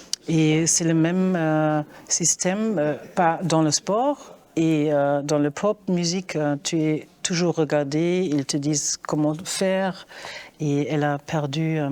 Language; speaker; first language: French; non-native, fluent; German